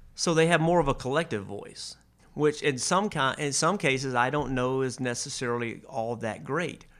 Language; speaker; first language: English; native; English